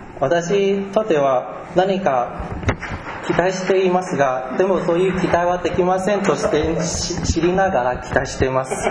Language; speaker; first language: Japanese; non-native, fluent; Chinese